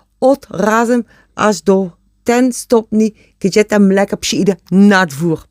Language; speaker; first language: Polish; non-native, learner; German